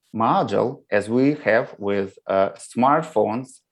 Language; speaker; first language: English; non-native, learner; Russian